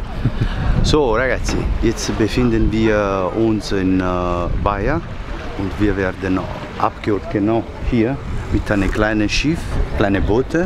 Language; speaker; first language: German; non-native, fluent; Italian